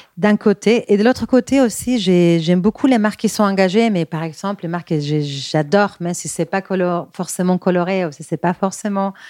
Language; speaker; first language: French; non-native, fluent; Spanish